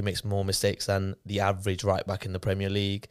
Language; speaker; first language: English; native; English